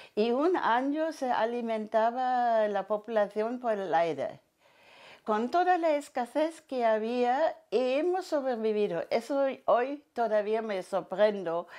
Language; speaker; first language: Spanish; non-native, fluent; German